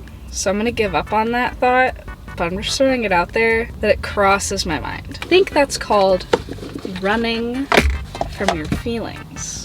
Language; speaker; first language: English; native; English